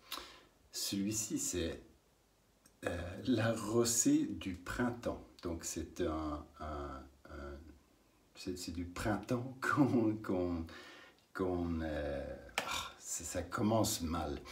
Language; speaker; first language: French; non-native, learner; English